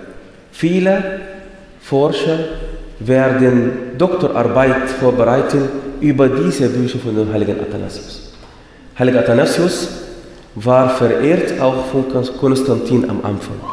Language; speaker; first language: German; non-native, fluent; Arabic